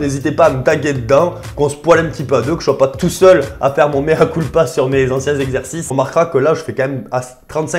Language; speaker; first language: French; native; French